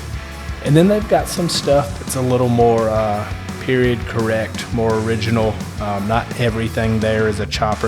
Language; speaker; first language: English; native; English